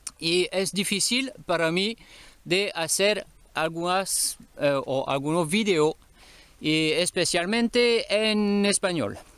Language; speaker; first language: Spanish; non-native, learner; French